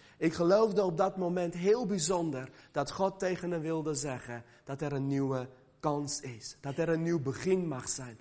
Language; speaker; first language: Dutch; early bilingual, other home language; Armenian